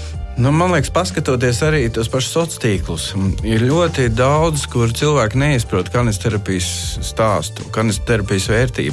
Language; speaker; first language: Latvian; native; Latvian